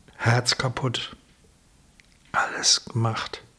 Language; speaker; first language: German; native; German